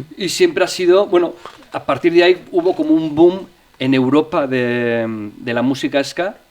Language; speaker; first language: Spanish; native; Spanish